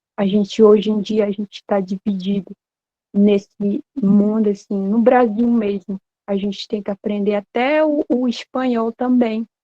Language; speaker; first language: Portuguese; non-native, local second language; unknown